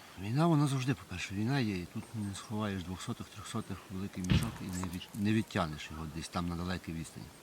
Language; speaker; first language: Ukrainian; native; Ukrainian